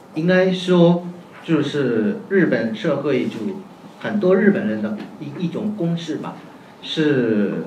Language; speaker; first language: Chinese; non-native, fluent; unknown